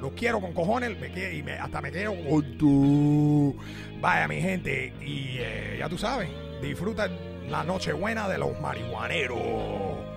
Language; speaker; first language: Spanish; early bilingual, heritage; Spanish